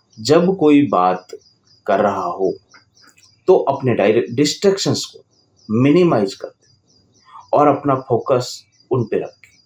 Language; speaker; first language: Hindi; native; Hindi